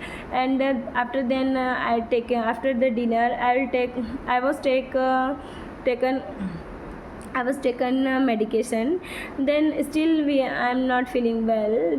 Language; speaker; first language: English; non-native, learner; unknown